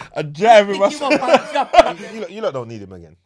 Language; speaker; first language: English; native; English